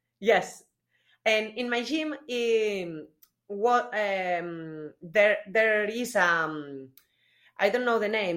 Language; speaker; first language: English; non-native, learner; Spanish